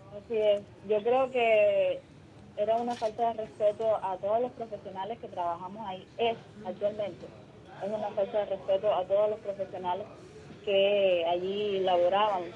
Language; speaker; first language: Spanish; native; Spanish